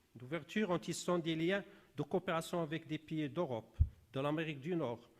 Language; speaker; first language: French; non-native, local second language; Arabic